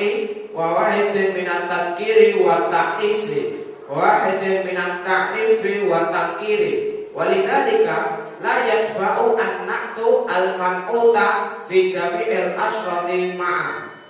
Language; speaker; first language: Arabic; non-native, learner; Indonesian